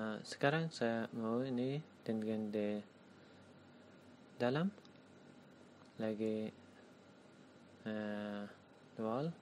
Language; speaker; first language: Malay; non-native, learner; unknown